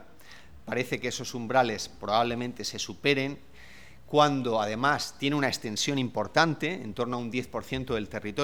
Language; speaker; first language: Spanish; native; Spanish